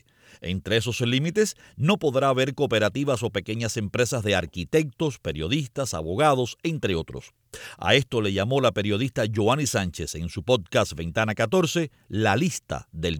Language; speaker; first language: Spanish; native; Spanish